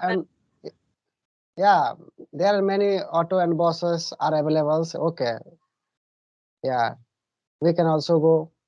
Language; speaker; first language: English; non-native, learner; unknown